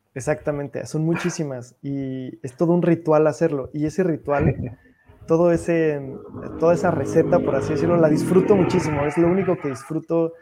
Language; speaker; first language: Spanish; native; Spanish